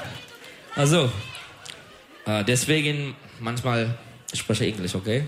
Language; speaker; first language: German; non-native, learner; Turkish